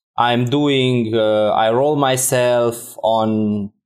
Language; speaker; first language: English; non-native, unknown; Romanian